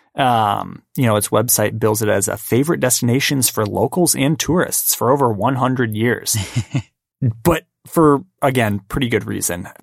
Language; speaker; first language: English; native; English